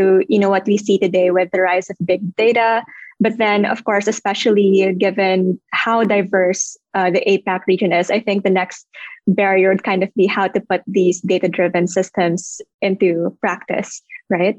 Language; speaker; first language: English; non-native, local second language; Filipino